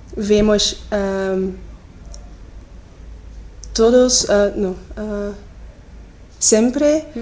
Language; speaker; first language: Portuguese; non-native, learner; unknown